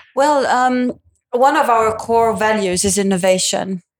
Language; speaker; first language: English; non-native, fluent; Italian